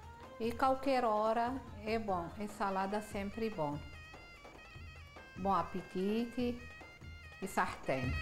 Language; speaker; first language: Portuguese; non-native, fluent; Arabic